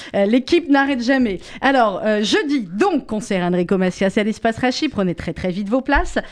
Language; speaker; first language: French; native; French